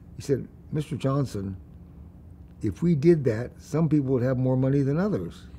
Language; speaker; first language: English; native; English